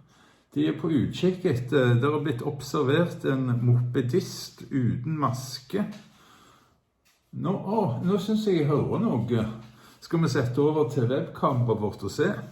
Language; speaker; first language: Norwegian; native; Norwegian